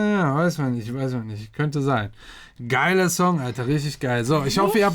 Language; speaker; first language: German; native; German